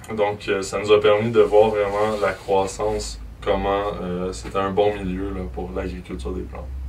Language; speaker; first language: French; native; French